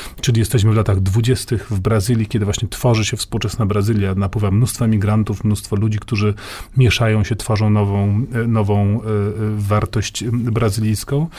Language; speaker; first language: Polish; native; Polish